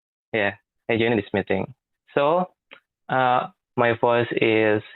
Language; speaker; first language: English; non-native, learner; Indonesian